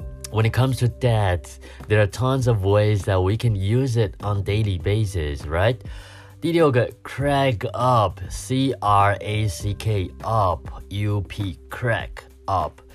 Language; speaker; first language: English; non-native, fluent; Chinese